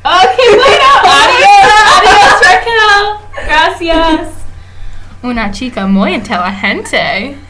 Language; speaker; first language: Spanish; non-native, learner; English